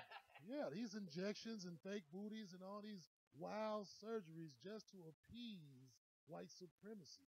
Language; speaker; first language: English; native; English